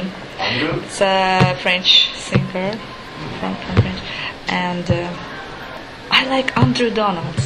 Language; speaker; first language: English; non-native, learner; Japanese